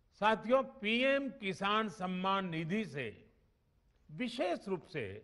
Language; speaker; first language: Hindi; non-native, local second language; Gujarati